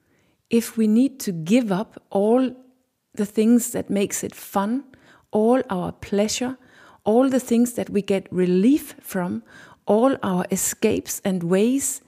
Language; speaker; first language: English; non-native, fluent; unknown